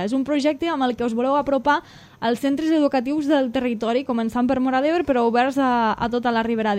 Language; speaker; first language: Catalan; native; Catalan